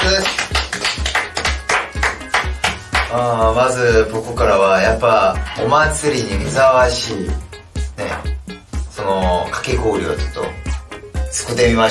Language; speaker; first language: Japanese; non-native, fluent; Korean